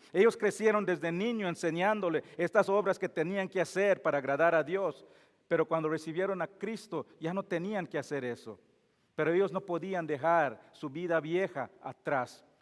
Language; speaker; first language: Spanish; non-native, fluent; English